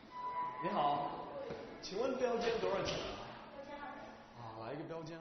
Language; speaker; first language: Chinese; non-native, learner; English